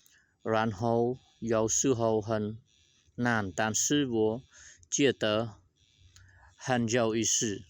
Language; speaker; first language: Chinese; non-native, learner; Khmer